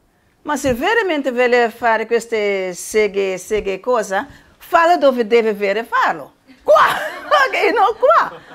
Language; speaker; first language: Italian; non-native, learner; Spanish